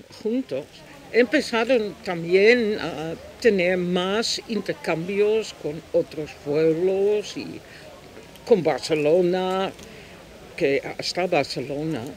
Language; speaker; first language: Spanish; non-native, fluent; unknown